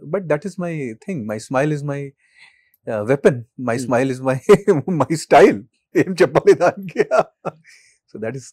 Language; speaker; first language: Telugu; non-native, fluent; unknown